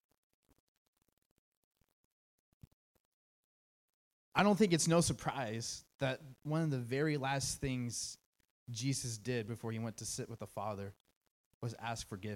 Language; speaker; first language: English; native; English